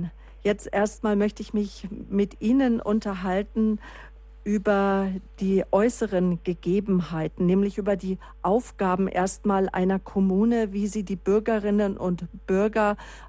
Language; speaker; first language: German; native; German